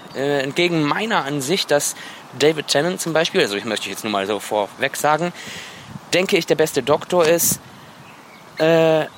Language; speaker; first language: German; native; German